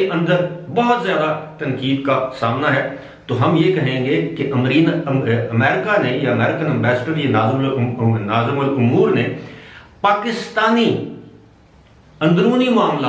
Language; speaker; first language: Urdu; native; Urdu